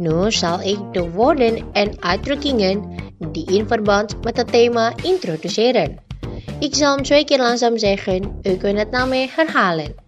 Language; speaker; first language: Dutch; non-native, learner; Indonesian